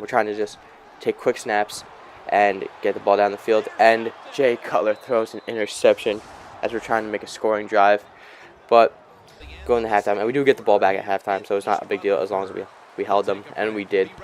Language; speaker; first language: English; native; English